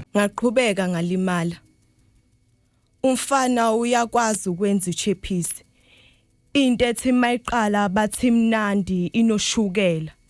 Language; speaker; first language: Zulu; non-native, local second language; Swati